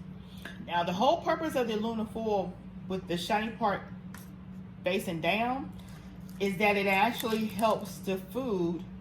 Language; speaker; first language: English; native; English